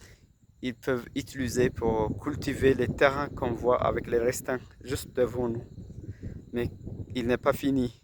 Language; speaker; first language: French; non-native, fluent; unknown